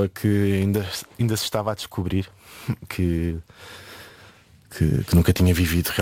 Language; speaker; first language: Portuguese; native; Portuguese